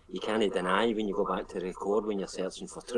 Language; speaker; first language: English; native; English